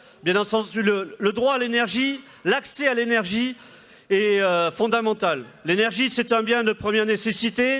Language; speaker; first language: French; native; French